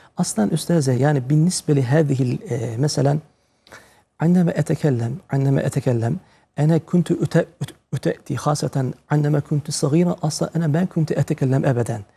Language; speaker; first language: Arabic; non-native, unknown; Turkish